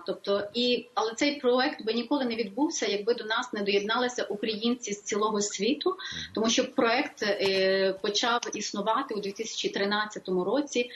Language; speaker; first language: Ukrainian; native; Ukrainian